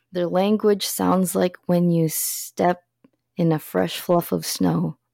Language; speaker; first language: English; early bilingual, other home language; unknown